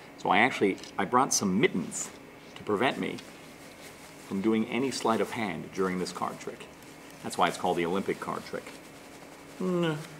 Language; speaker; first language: English; native; English